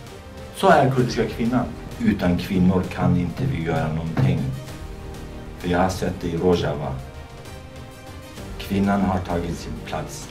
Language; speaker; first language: Swedish; non-native, fluent; Kurdish